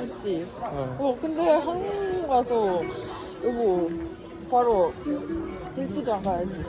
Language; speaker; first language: Korean; non-native, learner; Russian